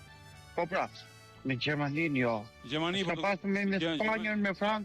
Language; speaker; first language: Albanian; native; Albanian